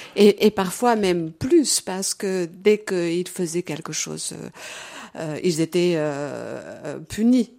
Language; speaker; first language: French; early bilingual, other home language; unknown